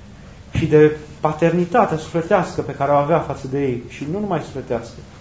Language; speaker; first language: Romanian; native; Romanian